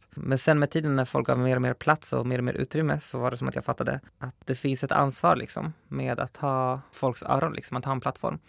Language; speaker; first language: Swedish; early bilingual, other home language; Spanish